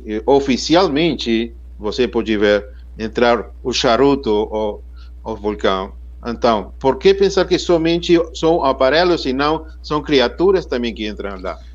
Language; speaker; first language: Portuguese; non-native, fluent; Spanish